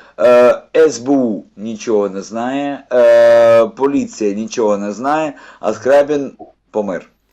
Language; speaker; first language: Ukrainian; non-native, local second language; Russian